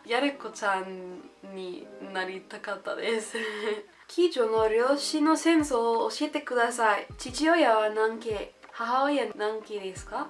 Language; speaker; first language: Japanese; non-native, learner; English